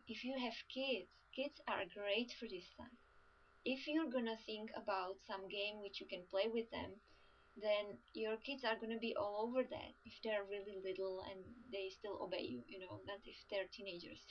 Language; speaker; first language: English; non-native, fluent; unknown